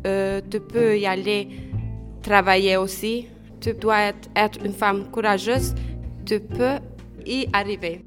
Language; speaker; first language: French; non-native, learner; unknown